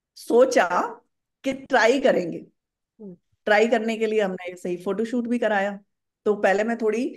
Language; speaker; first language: Hindi; native; Hindi